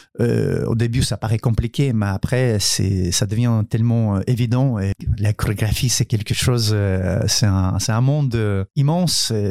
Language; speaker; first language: French; non-native, fluent; Ukrainian